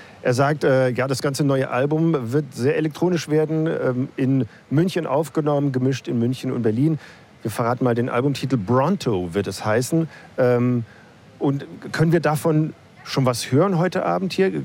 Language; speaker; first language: German; native; German